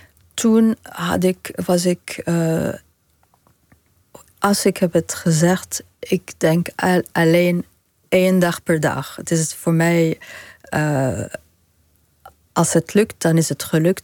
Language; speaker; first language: Dutch; non-native, fluent; Arabic